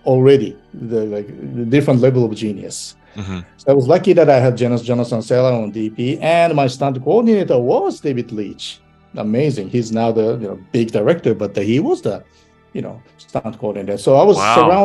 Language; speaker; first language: English; non-native, fluent; Japanese